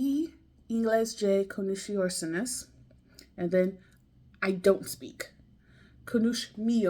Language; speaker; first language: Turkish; non-native, learner; English